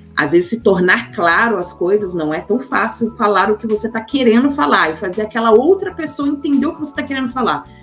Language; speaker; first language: Portuguese; native; Portuguese